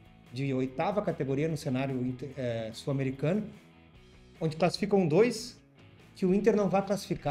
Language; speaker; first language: Portuguese; native; Portuguese